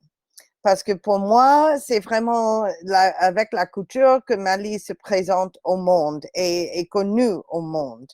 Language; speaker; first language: French; non-native, fluent; English